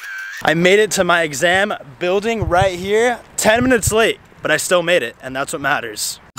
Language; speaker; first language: English; native; English